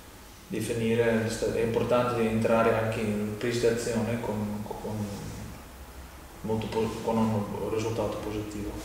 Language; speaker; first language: Italian; non-native, fluent; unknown